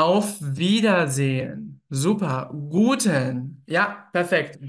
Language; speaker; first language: German; native; German